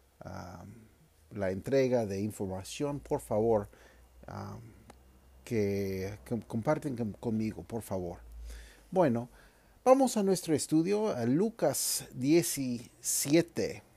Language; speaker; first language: Spanish; non-native, fluent; English